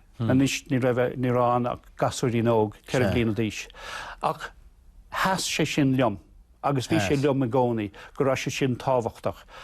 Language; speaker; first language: Irish; non-native, local second language; English